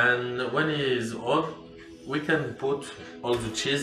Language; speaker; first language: English; non-native, learner; French